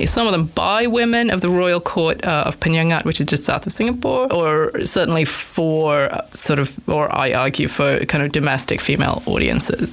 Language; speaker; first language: English; native; English